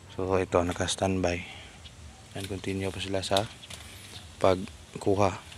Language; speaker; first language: Filipino; non-native, local second language; Cebuano